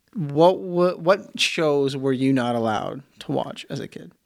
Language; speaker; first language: English; early bilingual, other home language; Plautdietsch